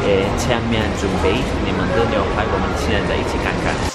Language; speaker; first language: Chinese; non-native, learner; Turkish